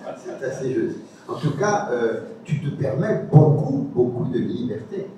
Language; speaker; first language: French; native; French